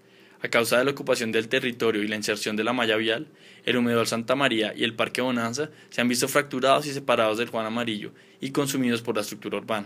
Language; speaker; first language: Spanish; native; Spanish